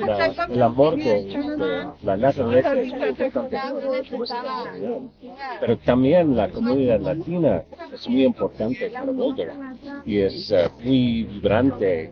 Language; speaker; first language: Spanish; non-native, fluent; English